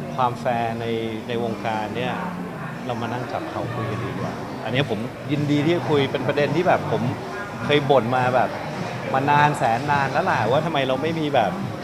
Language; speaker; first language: Thai; non-native, local second language; English